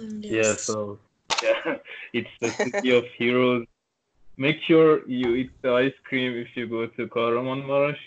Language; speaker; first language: English; non-native, local second language; Turkish